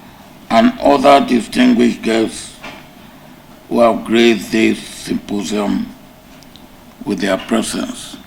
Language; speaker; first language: English; non-native, local second language; Yoruba